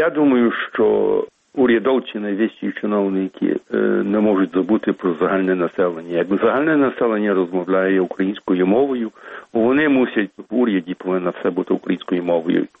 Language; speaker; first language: Ukrainian; early bilingual, heritage; Ukrainian